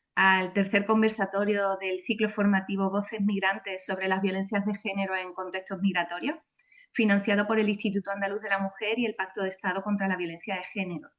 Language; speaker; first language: Spanish; native; Spanish